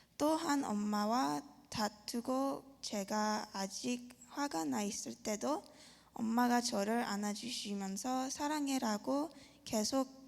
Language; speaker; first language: Korean; early bilingual, heritage; Korean